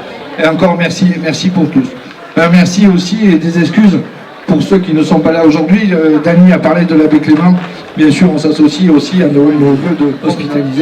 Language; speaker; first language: French; native; French